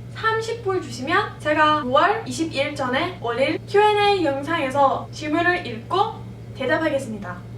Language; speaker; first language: Korean; non-native, fluent; English